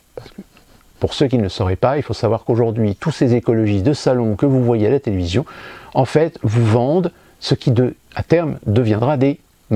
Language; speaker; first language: French; native; French